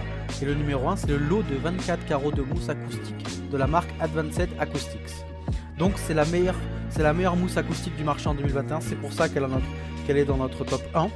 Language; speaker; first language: French; native; French